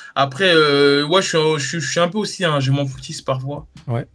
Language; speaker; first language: French; native; French